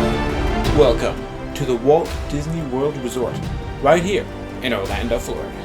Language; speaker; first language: English; native; English